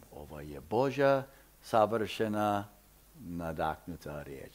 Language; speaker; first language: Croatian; early bilingual, heritage; Croatian